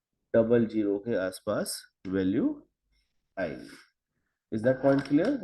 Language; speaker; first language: Hindi; native; Hindi